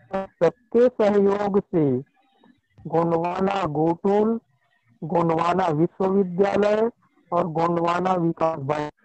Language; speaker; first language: Hindi; native; Hindi